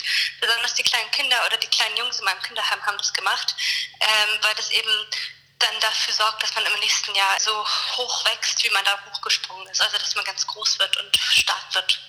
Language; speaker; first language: German; native; German